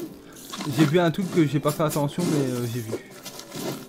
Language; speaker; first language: French; native; French